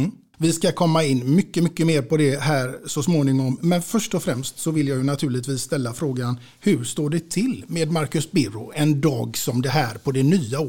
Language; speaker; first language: Swedish; native; Swedish